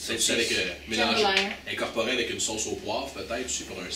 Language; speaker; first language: French; native; French